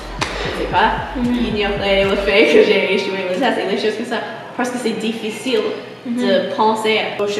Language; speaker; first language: French; non-native, learner; English